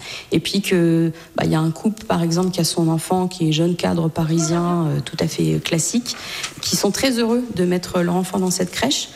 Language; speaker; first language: French; native; French